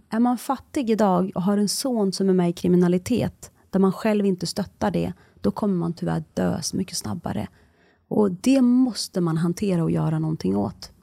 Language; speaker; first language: Swedish; early bilingual, other home language; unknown